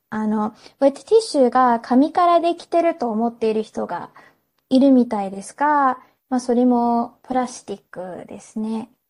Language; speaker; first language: Japanese; non-native, fluent; English